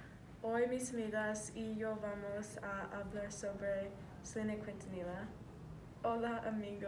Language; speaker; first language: Spanish; non-native, learner; English